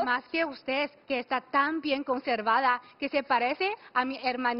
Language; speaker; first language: Spanish; non-native, fluent; Chinese